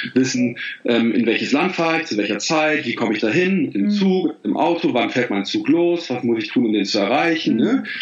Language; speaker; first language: German; native; German